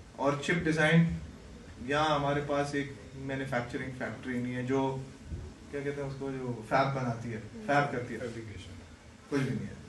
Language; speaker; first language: Urdu; native; Urdu